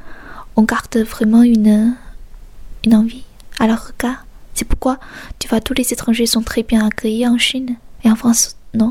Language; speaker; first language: French; non-native, fluent; Chinese